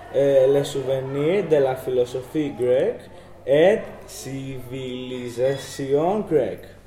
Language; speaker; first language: French; non-native, learner; Greek